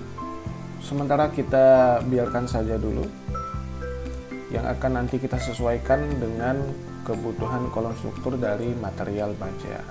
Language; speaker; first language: Indonesian; native; Indonesian